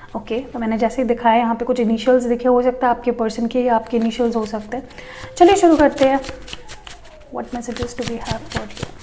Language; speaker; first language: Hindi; non-native, local second language; Marathi